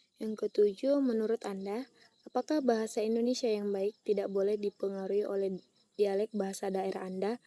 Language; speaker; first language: Indonesian; native; Indonesian